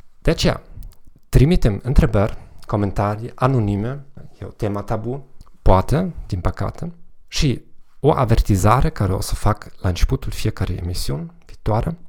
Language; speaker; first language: Romanian; non-native, fluent; German